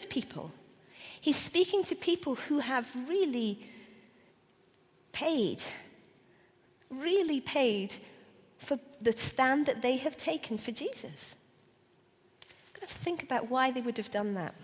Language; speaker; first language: English; native; English